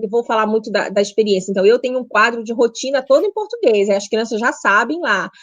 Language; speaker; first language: Portuguese; native; Portuguese